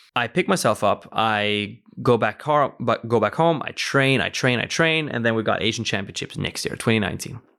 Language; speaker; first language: English; early bilingual, other home language; Norwegian